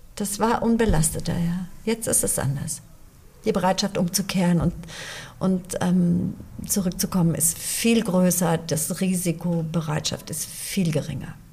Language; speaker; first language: German; early bilingual, other home language; English